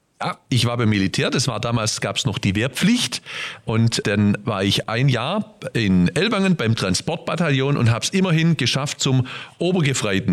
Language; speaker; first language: German; native; German